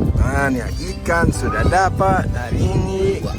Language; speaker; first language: Indonesian; non-native, learner; Danish